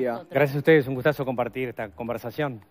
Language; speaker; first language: Spanish; native; Spanish